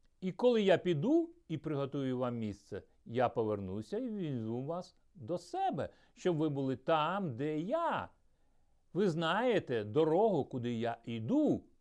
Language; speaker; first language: Ukrainian; early bilingual, other home language; Russian